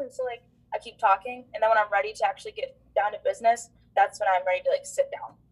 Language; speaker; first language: English; native; English